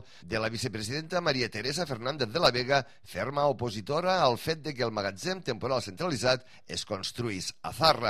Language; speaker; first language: Catalan; native; Catalan